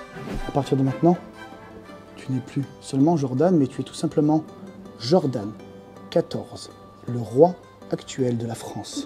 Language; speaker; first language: French; native; French